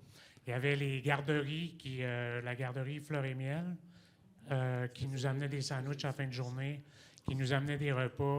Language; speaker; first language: French; native; French